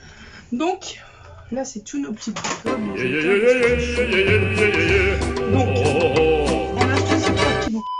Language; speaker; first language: French; native; French